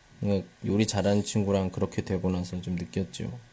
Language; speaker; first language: Korean; native; Korean